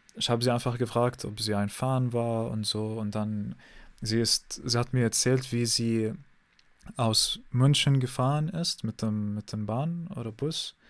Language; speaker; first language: German; non-native, fluent; English